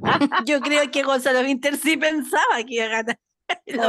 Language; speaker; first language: Spanish; native; Spanish